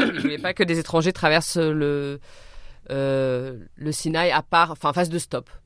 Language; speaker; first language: French; native; French